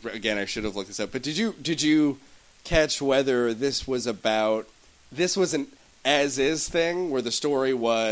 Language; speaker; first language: English; native; English